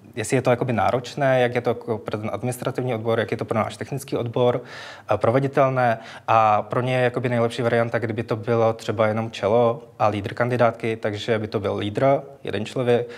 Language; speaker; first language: Czech; native; Czech